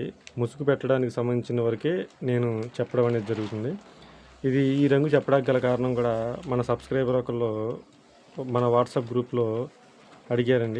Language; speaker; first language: Telugu; native; Telugu